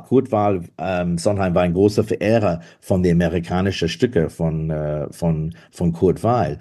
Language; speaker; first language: German; non-native, fluent; English